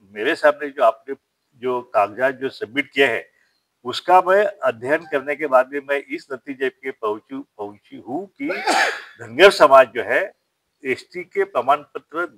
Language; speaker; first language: Hindi; non-native, local second language; Marathi